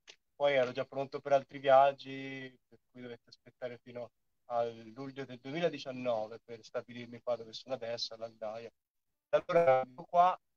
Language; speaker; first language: Italian; native; Italian